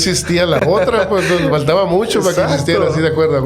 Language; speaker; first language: Spanish; native; Spanish